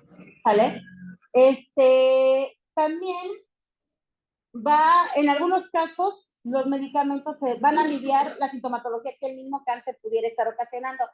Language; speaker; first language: Spanish; native; Spanish